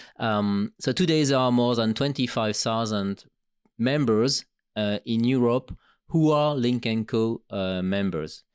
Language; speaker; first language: English; non-native, fluent; French